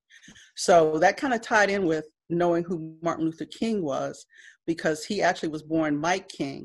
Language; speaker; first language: English; native; English